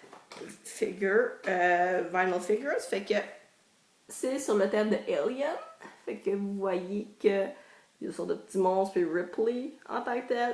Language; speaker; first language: French; native; French